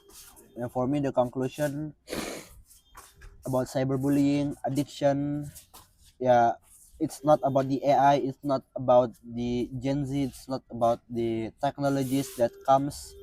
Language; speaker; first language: English; non-native, fluent; Indonesian